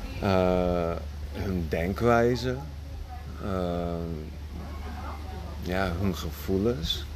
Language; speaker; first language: Dutch; non-native, fluent; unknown